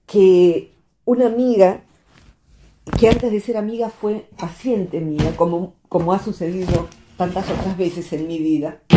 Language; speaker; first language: Spanish; native; Spanish